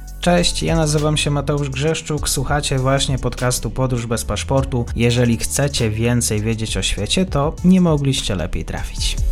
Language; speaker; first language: Polish; native; Polish